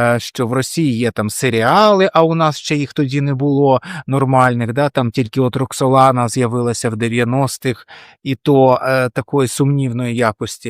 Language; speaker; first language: Ukrainian; non-native, local second language; Russian